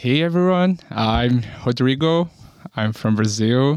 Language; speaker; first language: English; non-native, learner; Portuguese